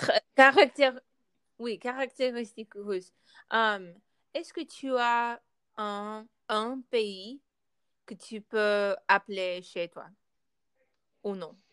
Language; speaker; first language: French; non-native, learner; Russian